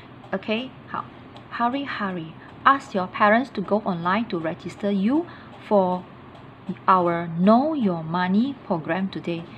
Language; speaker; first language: English; non-native, local second language; Chinese